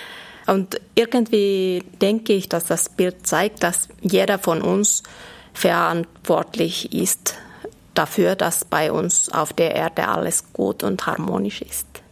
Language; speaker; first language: German; non-native, fluent; Finnish